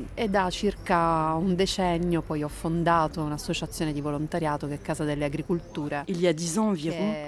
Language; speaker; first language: French; non-native, fluent; Italian